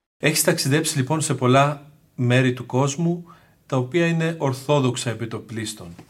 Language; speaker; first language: Greek; native; Greek